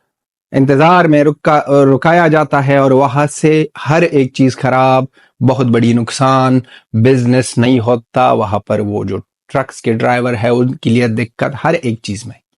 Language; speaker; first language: Hindi; non-native, fluent; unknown